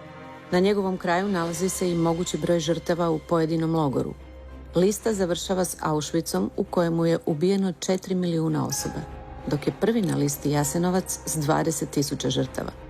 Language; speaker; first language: Croatian; native; Croatian